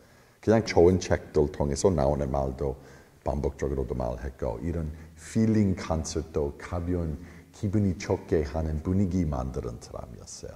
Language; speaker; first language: Korean; non-native, fluent; English